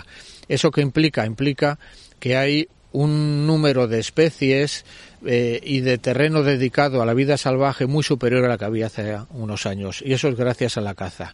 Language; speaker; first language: Spanish; native; Spanish